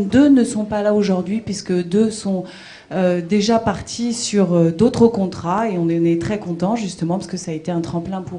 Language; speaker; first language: French; native; French